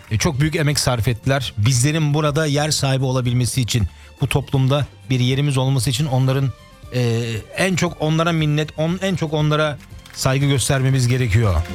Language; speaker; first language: Turkish; early bilingual, heritage; Turkish